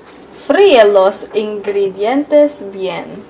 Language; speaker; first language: Spanish; non-native, learner; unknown